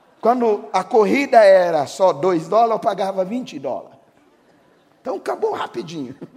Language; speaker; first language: Portuguese; non-native, fluent; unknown